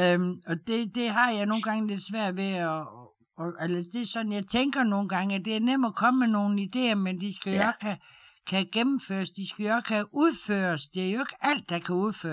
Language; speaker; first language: Danish; native; Danish